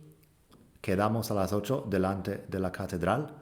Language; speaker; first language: Spanish; non-native, fluent; English